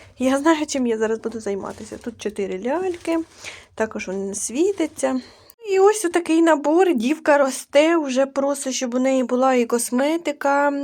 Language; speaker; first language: Ukrainian; non-native, local second language; Russian